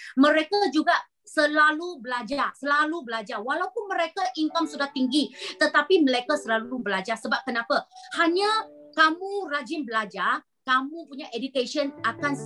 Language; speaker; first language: Malay; non-native, local second language; Chinese